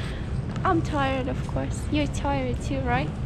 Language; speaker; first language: English; non-native, learner; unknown